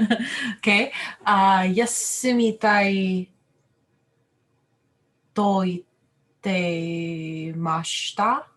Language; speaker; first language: Japanese; non-native, learner; English